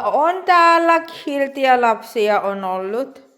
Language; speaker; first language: Finnish; non-native, learner; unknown